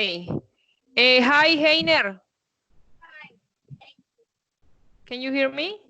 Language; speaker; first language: English; non-native, fluent; Spanish